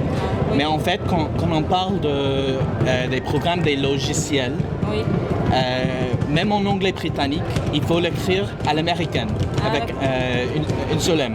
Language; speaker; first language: French; non-native, fluent; English